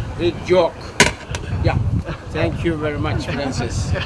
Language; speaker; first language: English; non-native, learner; Turkish